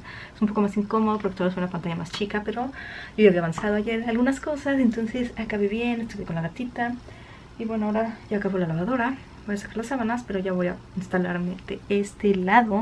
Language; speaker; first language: Spanish; native; Spanish